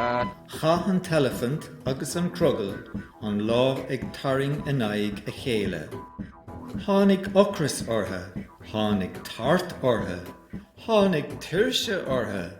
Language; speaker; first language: Irish; native; Irish